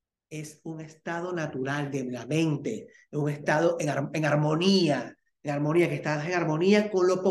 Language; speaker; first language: Spanish; native; Spanish